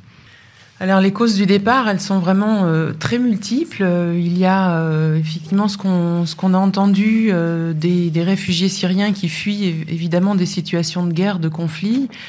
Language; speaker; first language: French; native; French